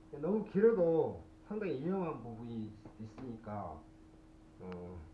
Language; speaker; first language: Korean; native; Korean